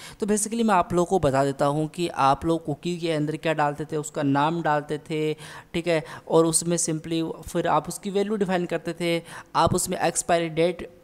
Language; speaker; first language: Hindi; native; Hindi